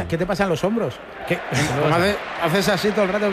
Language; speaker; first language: Spanish; native; Spanish